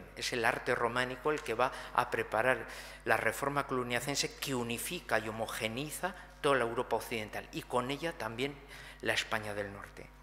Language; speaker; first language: Spanish; native; Spanish